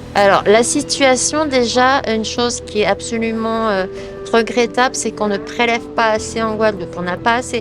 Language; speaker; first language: French; native; French